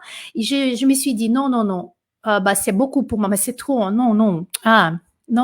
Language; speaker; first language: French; non-native, fluent; Portuguese